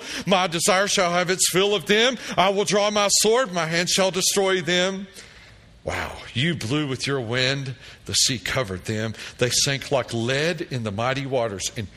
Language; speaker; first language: English; native; English